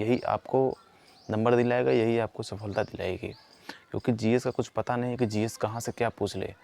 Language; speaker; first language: Hindi; native; Hindi